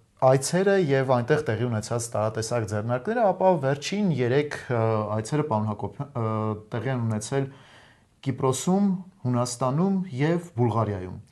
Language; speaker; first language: Armenian; native; Armenian